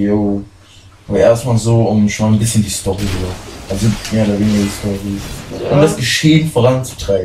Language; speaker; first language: German; native; German